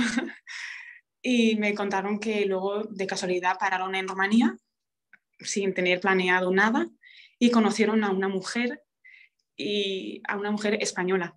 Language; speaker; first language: Spanish; early bilingual, other home language; Romanian